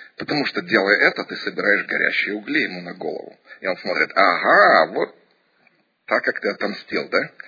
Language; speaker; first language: Russian; early bilingual, heritage; Russian